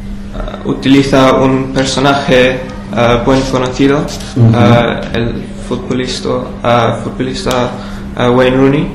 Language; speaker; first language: Spanish; non-native, learner; English